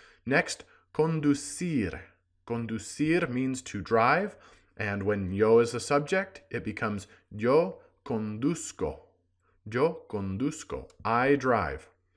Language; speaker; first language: English; native; English